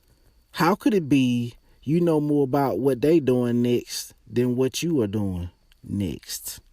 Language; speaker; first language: English; native; English